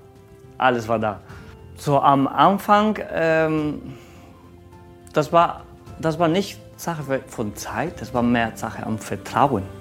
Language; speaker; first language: German; non-native, learner; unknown